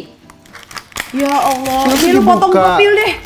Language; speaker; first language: Indonesian; native; Indonesian